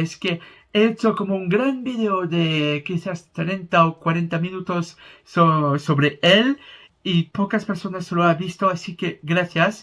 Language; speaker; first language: Spanish; non-native, fluent; French